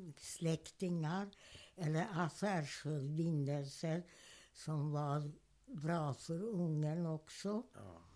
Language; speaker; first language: Swedish; non-native, fluent; Hungarian